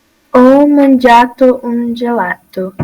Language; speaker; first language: Italian; non-native, learner; Portuguese